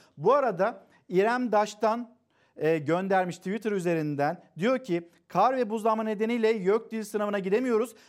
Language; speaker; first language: Turkish; native; Turkish